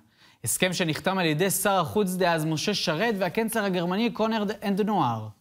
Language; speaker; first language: Hebrew; native; Hebrew